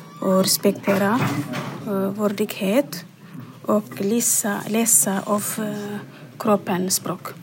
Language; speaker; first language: Swedish; non-native, learner; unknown